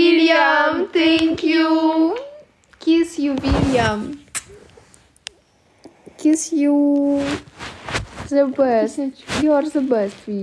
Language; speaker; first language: English; non-native, learner; Russian